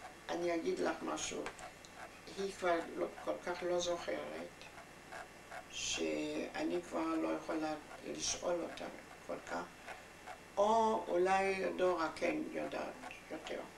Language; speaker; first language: Hebrew; non-native, fluent; German